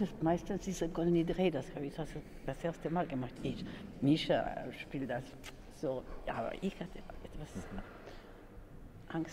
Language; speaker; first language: German; non-native, learner; Spanish